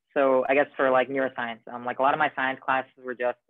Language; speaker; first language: English; native; English